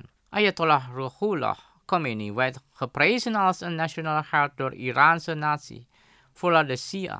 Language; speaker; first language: Dutch; non-native, fluent; Indonesian